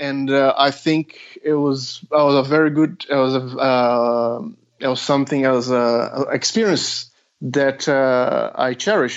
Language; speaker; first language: English; non-native, fluent; Portuguese